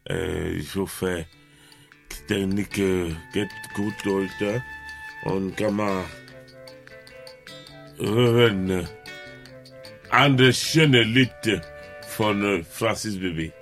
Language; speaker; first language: German; non-native, learner; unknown